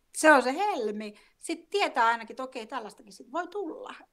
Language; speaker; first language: Finnish; native; Finnish